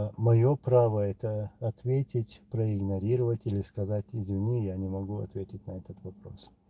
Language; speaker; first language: Russian; non-native, local second language; Chechen